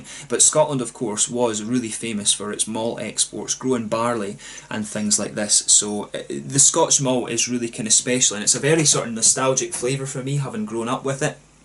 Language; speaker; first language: English; native; English